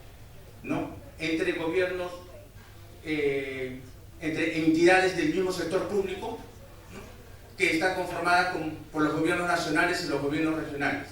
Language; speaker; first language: Spanish; native; Spanish